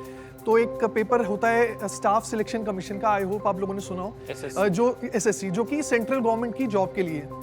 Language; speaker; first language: Hindi; native; Hindi